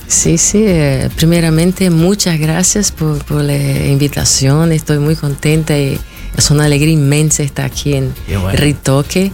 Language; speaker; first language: Spanish; non-native, fluent; Portuguese